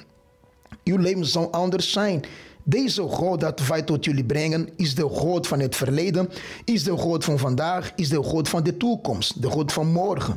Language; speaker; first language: Dutch; non-native, fluent; Portuguese